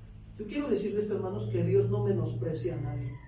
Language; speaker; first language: Spanish; native; Spanish